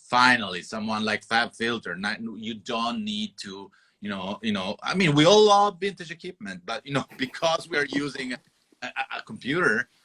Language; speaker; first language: English; non-native, fluent; Italian